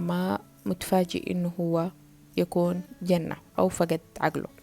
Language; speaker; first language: Arabic; native; Arabic